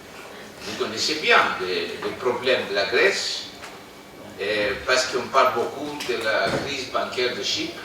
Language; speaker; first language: French; non-native, fluent; Greek